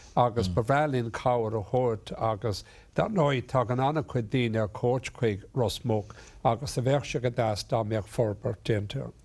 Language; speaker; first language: Irish; non-native, local second language; English